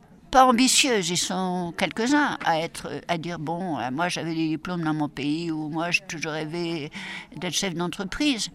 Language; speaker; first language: French; native; French